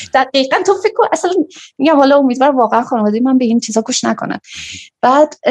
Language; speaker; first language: Persian; native; Persian